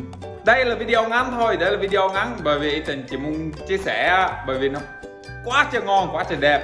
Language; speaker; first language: Vietnamese; non-native, fluent; English